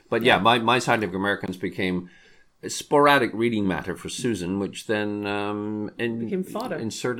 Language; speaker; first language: English; native; English